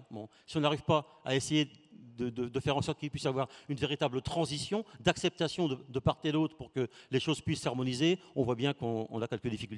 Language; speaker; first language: French; native; French